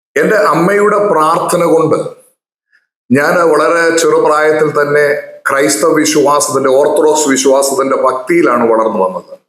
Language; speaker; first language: Malayalam; native; Malayalam